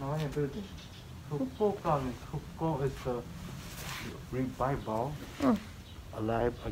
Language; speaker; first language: English; non-native, learner; Indonesian